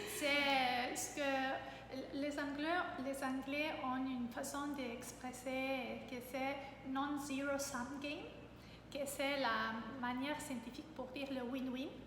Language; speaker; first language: French; non-native, fluent; German